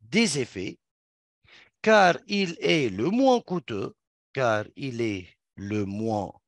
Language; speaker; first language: French; non-native, local second language; Arabic